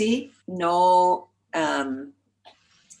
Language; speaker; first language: Spanish; non-native, learner; English